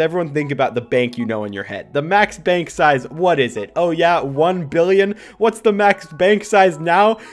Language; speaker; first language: English; native; English